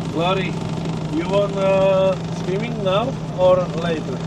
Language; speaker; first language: English; non-native, learner; Slovak